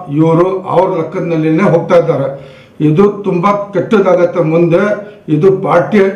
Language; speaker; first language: Kannada; non-native, local second language; Urdu